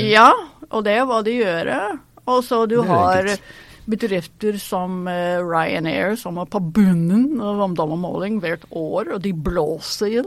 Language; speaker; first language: Norwegian; non-native, fluent; English